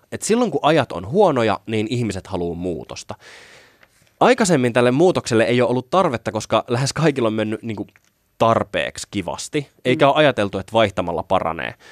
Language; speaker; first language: Finnish; native; Finnish